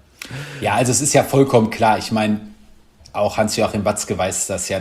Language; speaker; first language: German; native; German